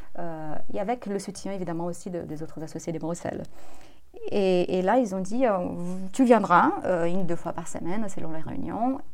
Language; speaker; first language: French; non-native, fluent; Portuguese